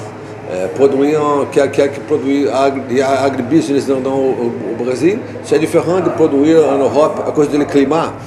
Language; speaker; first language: French; non-native, fluent; Portuguese